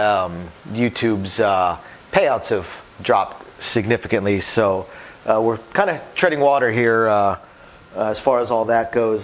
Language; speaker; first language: English; native; English